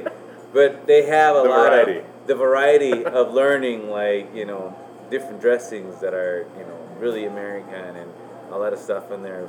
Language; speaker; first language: English; non-native, fluent; Spanish